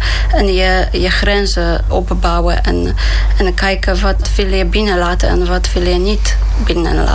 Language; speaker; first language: Dutch; non-native, fluent; Polish